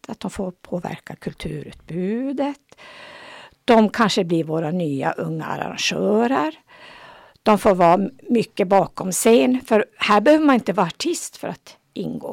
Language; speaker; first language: Swedish; native; Swedish